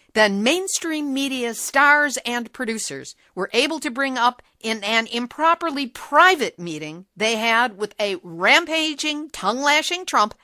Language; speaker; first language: English; native; English